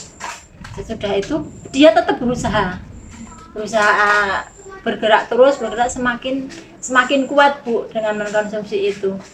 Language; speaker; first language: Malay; non-native, local second language; Javanese